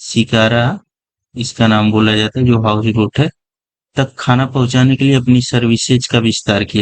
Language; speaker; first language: Hindi; native; Hindi